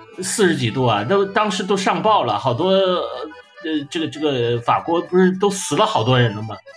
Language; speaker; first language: Chinese; native; Chinese